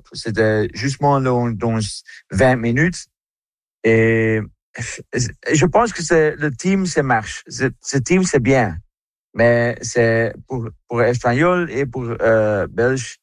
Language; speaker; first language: French; non-native, learner; Dutch